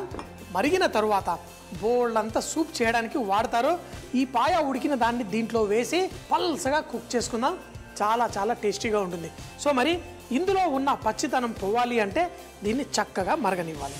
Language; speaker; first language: Telugu; native; Telugu